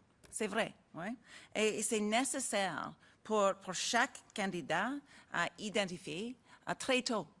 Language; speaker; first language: French; non-native, learner; English